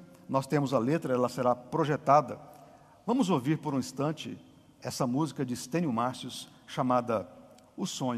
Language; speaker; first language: Portuguese; native; Portuguese